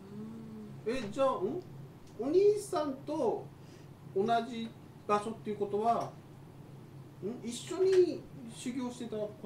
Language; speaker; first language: Japanese; native; Japanese